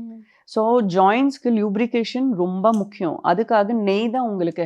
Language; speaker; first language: Tamil; non-native, fluent; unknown